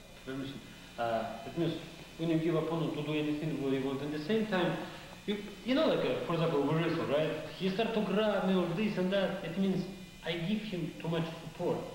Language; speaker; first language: English; non-native, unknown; Russian